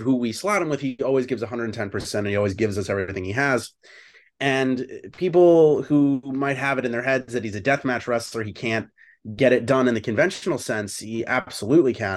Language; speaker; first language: English; native; English